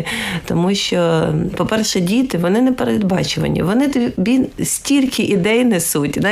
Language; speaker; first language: Ukrainian; native; Ukrainian